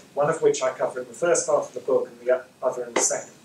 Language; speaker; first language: English; native; English